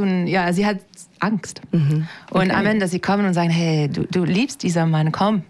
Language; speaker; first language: German; non-native, fluent; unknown